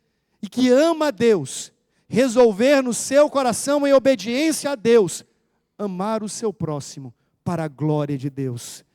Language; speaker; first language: Portuguese; native; Portuguese